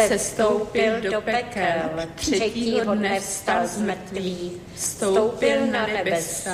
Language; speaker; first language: Czech; native; Czech